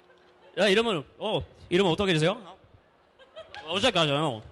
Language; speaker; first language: Korean; non-native, fluent; English